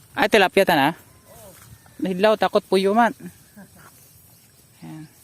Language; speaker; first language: Filipino; non-native, local second language; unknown